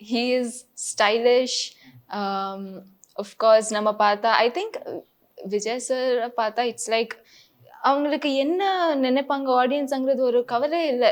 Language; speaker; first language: Tamil; non-native, fluent; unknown